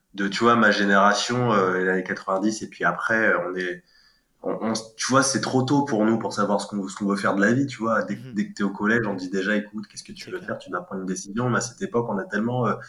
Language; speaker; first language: French; native; French